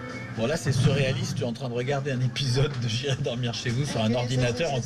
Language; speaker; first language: French; native; French